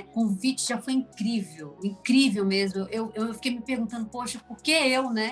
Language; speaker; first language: Portuguese; native; Portuguese